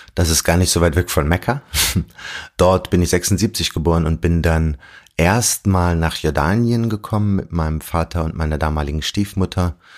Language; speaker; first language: German; early bilingual, other home language; Arabic